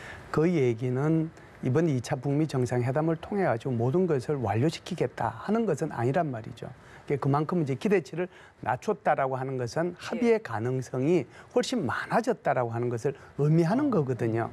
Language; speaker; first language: Korean; native; Korean